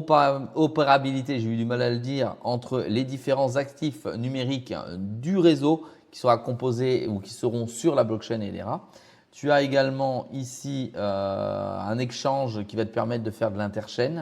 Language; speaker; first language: French; native; French